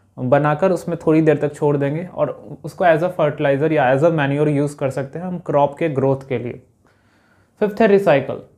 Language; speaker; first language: Hindi; native; Hindi